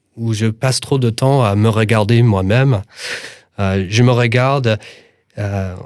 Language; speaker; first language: French; non-native, fluent; English